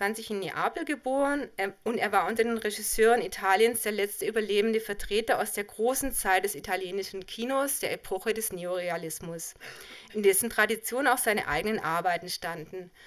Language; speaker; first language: German; native; German